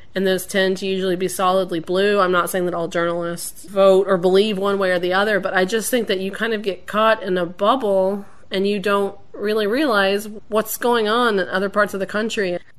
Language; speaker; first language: English; native; English